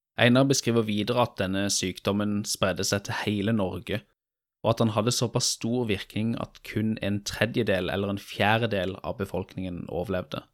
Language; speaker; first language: Norwegian; native; Norwegian